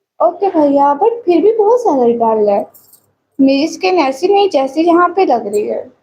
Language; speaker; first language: Urdu; non-native, local second language; Punjabi